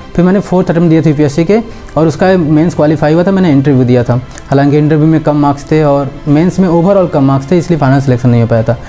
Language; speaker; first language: Hindi; native; Hindi